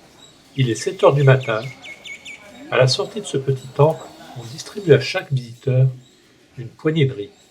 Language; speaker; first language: French; native; French